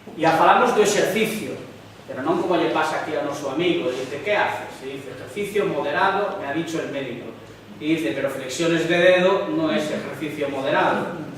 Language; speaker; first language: Spanish; non-native, local second language; Galician